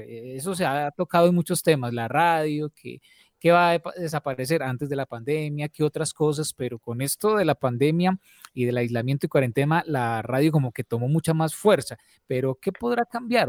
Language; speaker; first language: Spanish; native; Spanish